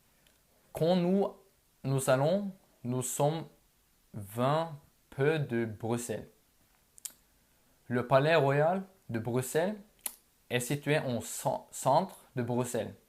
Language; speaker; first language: French; non-native, learner; Norwegian